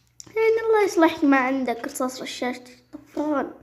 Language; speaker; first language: Arabic; native; Arabic